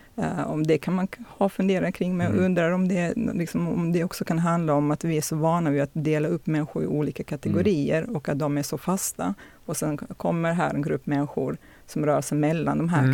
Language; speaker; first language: Swedish; native; Swedish